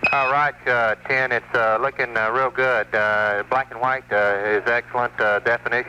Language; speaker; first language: English; native; English